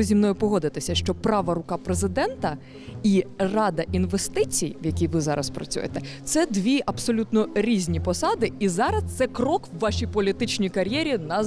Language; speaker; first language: Ukrainian; native; Ukrainian